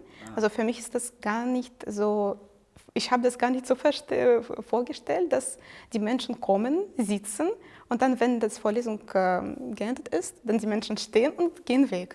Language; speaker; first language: German; non-native, fluent; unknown